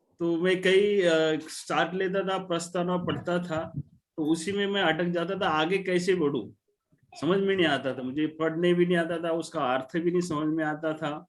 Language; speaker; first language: Hindi; non-native, local second language; Marathi